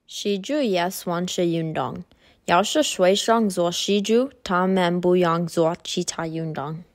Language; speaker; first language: Chinese; non-native, learner; English